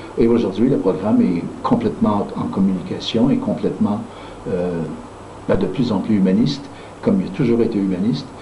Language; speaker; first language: French; native; French